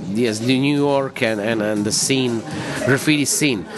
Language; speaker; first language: English; non-native, fluent; Croatian